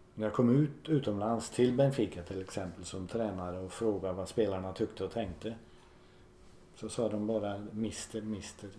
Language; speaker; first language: Swedish; native; Swedish